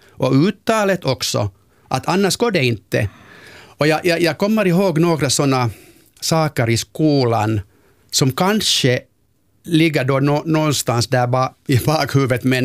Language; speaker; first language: Swedish; non-native, local second language; Finnish